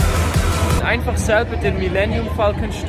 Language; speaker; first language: German; native; German